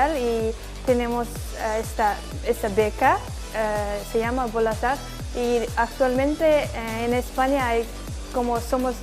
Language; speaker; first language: Spanish; non-native, learner; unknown